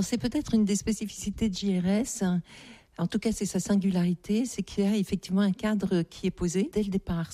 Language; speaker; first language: French; native; French